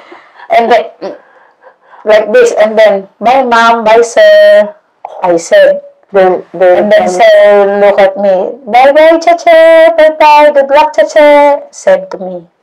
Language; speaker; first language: English; non-native, learner; Indonesian